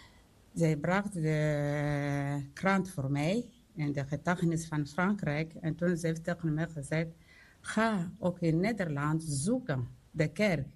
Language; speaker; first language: Dutch; non-native, learner; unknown